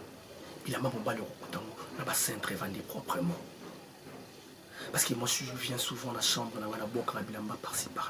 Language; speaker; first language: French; non-native, local second language; Lingala